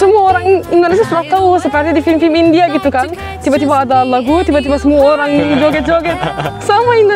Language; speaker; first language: Indonesian; non-native, fluent; Turkish